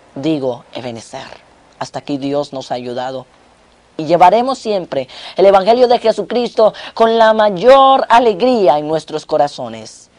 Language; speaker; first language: Spanish; native; Spanish